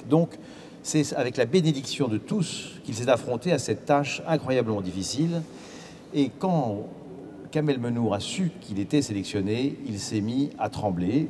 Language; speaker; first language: French; native; French